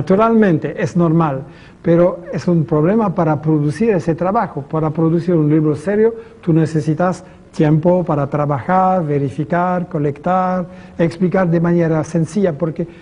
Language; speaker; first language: Spanish; non-native, fluent; French